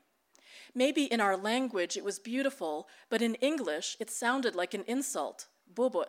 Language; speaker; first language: English; early bilingual, other home language; Filipino